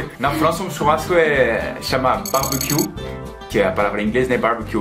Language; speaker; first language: Portuguese; non-native, fluent; French